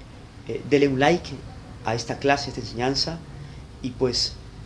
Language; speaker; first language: Spanish; native; Spanish